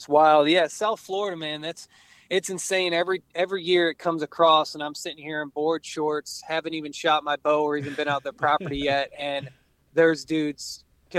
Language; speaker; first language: English; native; English